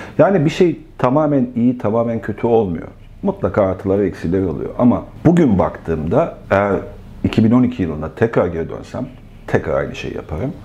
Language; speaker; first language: Turkish; native; Turkish